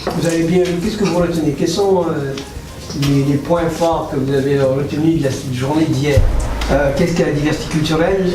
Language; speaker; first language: French; native; French